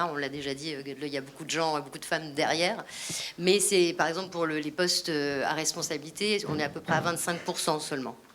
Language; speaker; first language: French; native; French